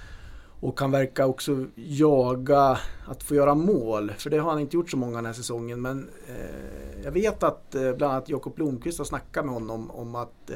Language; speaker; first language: Swedish; native; Swedish